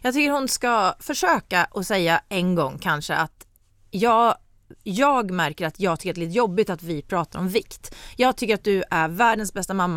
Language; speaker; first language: Swedish; native; Swedish